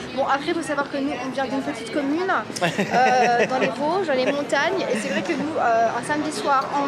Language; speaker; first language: French; native; French